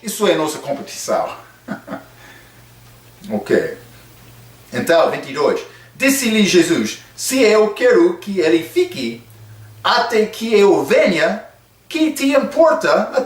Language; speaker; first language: Portuguese; non-native, fluent; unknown